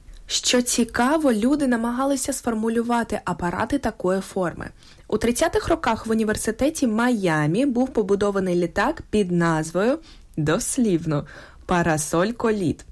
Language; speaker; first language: Ukrainian; native; Ukrainian